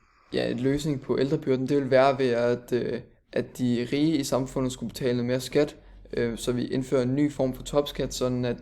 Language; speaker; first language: Danish; native; Danish